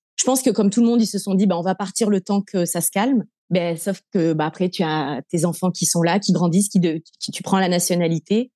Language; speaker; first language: French; native; French